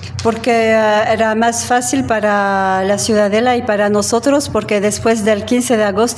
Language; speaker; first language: Spanish; non-native, fluent; French